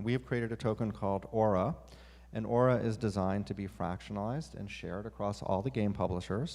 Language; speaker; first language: English; native; English